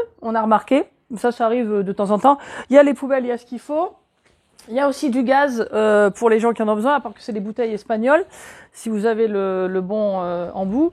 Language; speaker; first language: French; native; French